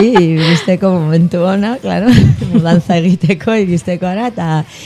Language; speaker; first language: Basque; non-native, local second language; Spanish